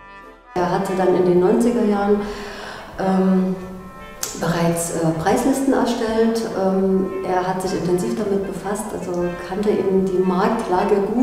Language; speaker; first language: German; native; German